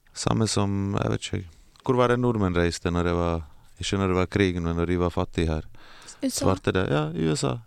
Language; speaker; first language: Norwegian; early bilingual, other home language; Bosnian